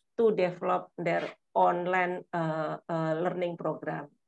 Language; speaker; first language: English; non-native, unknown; Indonesian